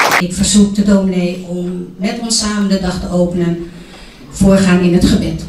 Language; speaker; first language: Dutch; early bilingual, other home language; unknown